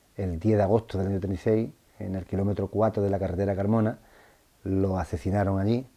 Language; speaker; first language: Spanish; native; Spanish